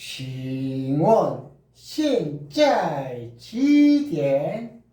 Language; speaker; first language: Chinese; non-native, learner; Korean